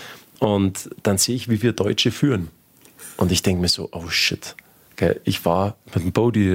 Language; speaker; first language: German; native; German